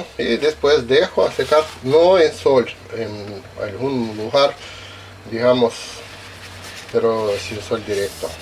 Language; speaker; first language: Spanish; non-native, learner; Russian